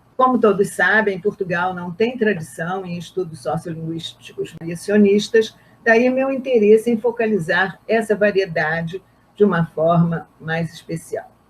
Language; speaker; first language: Portuguese; native; Portuguese